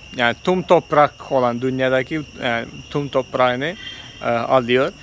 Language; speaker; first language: Turkish; non-native, fluent; Malayalam